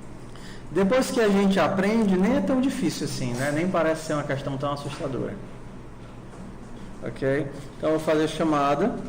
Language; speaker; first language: Portuguese; native; Portuguese